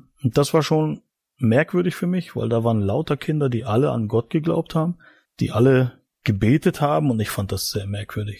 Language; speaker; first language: German; native; German